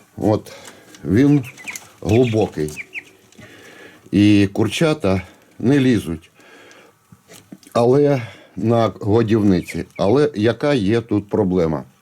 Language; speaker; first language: Ukrainian; non-native, local second language; Russian